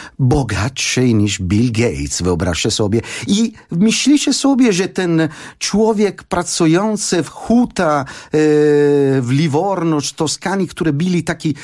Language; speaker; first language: Polish; non-native, fluent; Italian